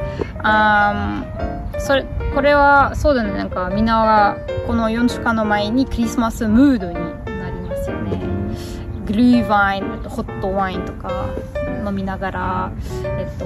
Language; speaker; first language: Japanese; non-native, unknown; Russian